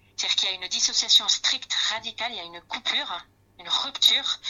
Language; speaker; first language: French; non-native, fluent; Spanish